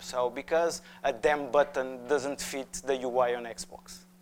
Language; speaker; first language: English; non-native, fluent; Portuguese